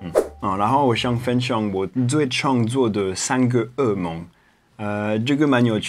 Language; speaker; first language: Chinese; non-native, fluent; French